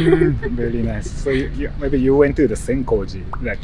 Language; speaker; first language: English; non-native, fluent; Japanese